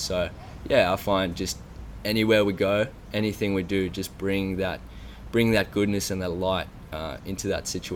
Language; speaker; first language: English; native; English